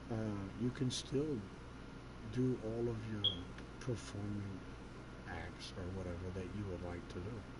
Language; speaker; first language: English; native; English